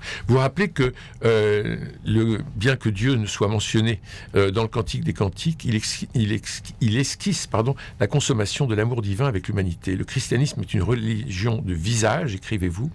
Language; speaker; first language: French; native; French